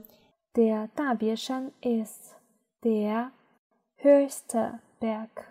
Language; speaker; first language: German; non-native, learner; Chinese